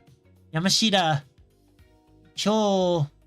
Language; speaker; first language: Japanese; non-native, learner; English